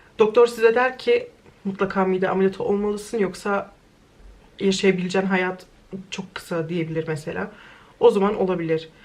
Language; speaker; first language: Turkish; early bilingual, heritage; Turkish